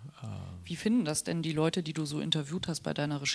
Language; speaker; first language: German; native; German